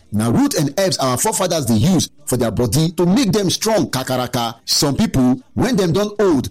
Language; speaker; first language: Nigerian Pidgin; non-native, local second language; Yoruba